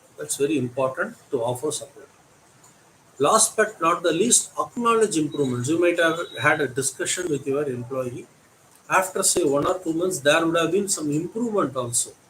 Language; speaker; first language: English; non-native, local second language; Tamil